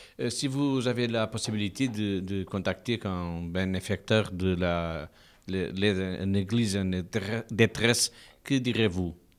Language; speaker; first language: French; non-native, learner; Portuguese